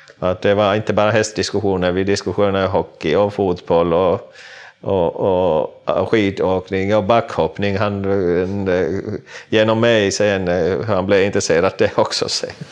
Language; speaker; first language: Swedish; non-native, local second language; Finnish